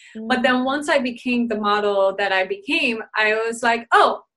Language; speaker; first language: English; native; English